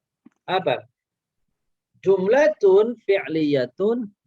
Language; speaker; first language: Arabic; non-native, fluent; Indonesian